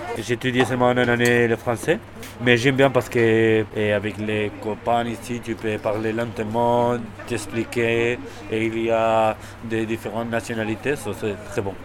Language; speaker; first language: French; non-native, learner; Spanish